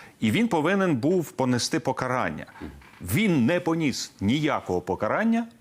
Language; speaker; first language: Ukrainian; native; Ukrainian